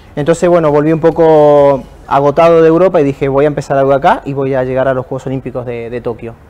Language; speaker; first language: Spanish; native; Spanish